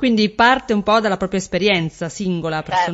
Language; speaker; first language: Italian; native; Italian